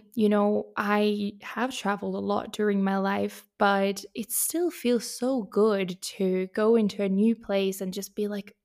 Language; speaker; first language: English; non-native, fluent; Finnish